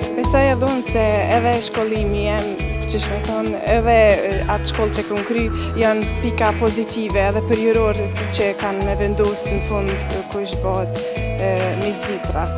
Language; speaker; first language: Albanian; early bilingual, heritage; Albanian